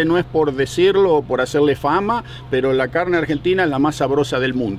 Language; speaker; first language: Spanish; native; Spanish